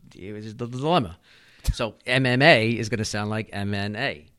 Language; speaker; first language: English; native; English